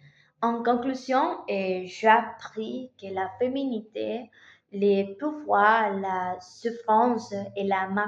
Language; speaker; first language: French; non-native, learner; Spanish